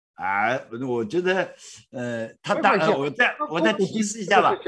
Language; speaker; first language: Chinese; native; Chinese